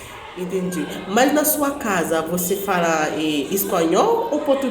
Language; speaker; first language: Portuguese; non-native, learner; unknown